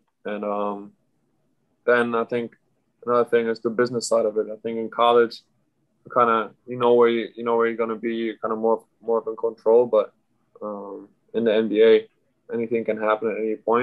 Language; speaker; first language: English; non-native, fluent; German